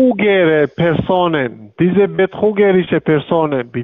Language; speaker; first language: German; non-native, learner; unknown